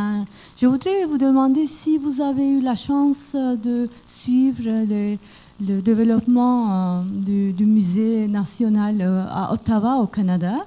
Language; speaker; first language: French; non-native, fluent; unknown